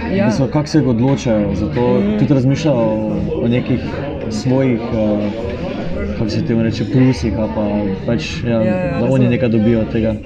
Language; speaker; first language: Slovenian; native; Slovenian